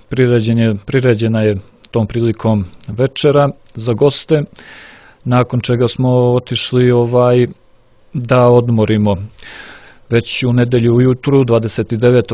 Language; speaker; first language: Croatian; native; Croatian